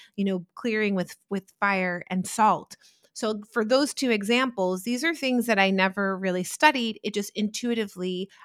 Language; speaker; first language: English; early bilingual, other home language; Italian